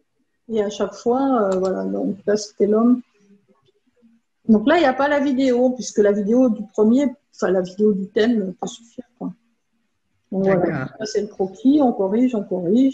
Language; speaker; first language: French; native; French